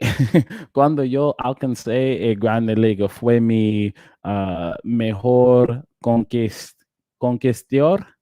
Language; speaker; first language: Spanish; non-native, learner; English